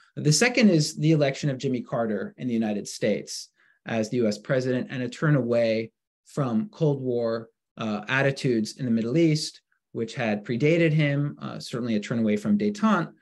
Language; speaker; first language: English; native; English